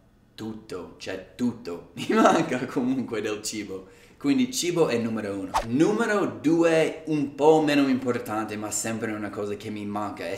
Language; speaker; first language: Italian; non-native, fluent; English